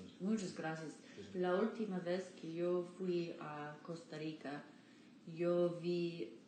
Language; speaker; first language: Spanish; non-native, learner; English